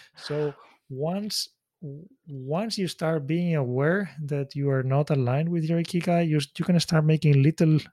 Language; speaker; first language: English; non-native, fluent; Spanish